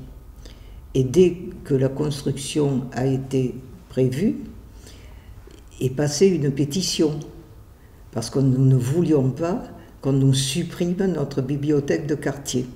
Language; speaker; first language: French; native; French